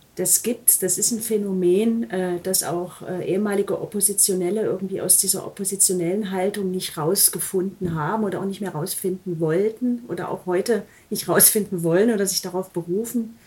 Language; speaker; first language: German; native; German